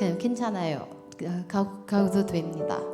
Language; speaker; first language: Korean; non-native, learner; Indonesian